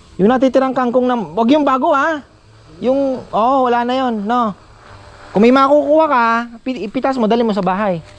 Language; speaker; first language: Filipino; non-native, local second language; Bikol